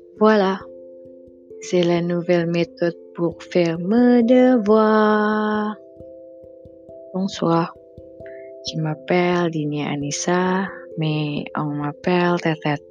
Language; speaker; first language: French; non-native, learner; Indonesian